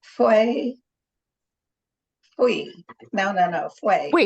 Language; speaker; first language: Spanish; non-native, learner; English